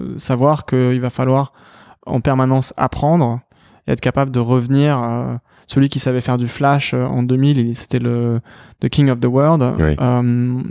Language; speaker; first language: French; native; French